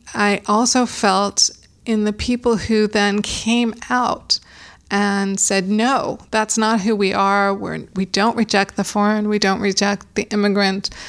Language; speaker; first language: English; native; English